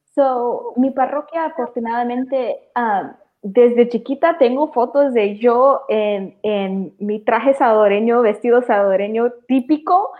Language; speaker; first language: Spanish; early bilingual, heritage; Spanish